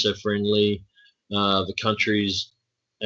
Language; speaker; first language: English; native; English